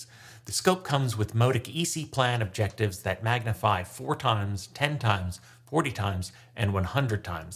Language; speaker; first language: English; native; English